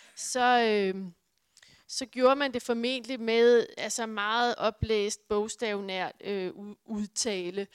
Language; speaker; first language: Danish; native; Danish